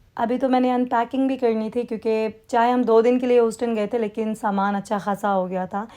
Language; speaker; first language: Urdu; native; Urdu